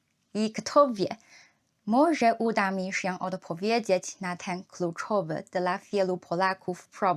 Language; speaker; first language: Polish; non-native, learner; Chinese